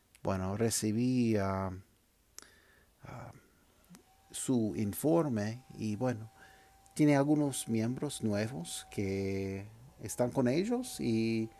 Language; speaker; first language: Spanish; non-native, fluent; English